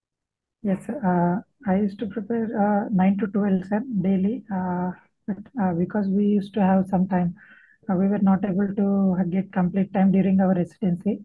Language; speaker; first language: English; non-native, local second language; Telugu